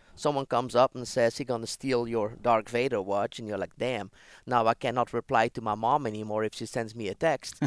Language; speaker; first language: English; non-native, fluent; Dutch